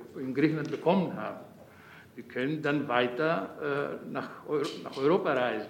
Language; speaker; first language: German; non-native, fluent; Greek